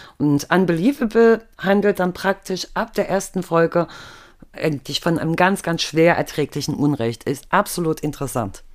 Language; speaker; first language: German; native; German